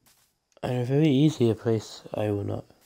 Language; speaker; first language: English; native; English